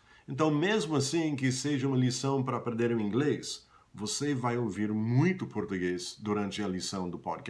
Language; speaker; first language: Portuguese; non-native, fluent; English